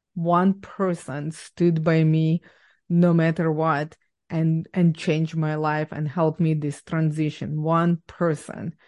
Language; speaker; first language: English; non-native, fluent; Ukrainian